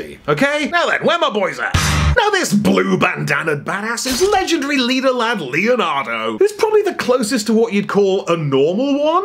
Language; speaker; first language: English; native; English